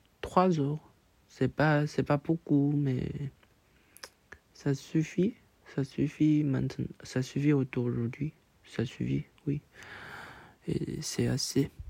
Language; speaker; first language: French; non-native, learner; Chinese